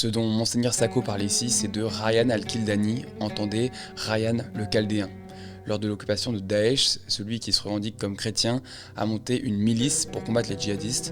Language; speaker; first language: French; native; French